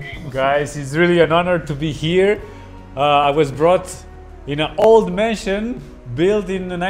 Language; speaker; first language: English; non-native, fluent; Romanian